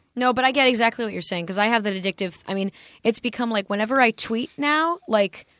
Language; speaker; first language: English; native; English